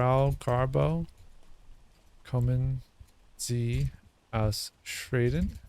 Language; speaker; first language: German; non-native, learner; English